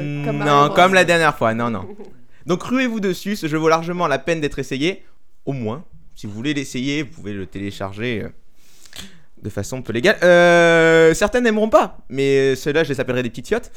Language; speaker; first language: French; native; French